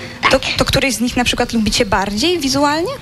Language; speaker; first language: Polish; native; Polish